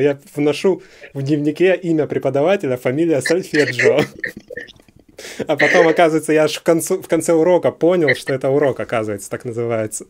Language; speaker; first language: Russian; native; Russian